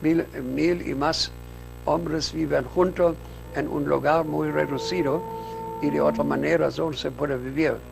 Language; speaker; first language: Spanish; non-native, fluent; German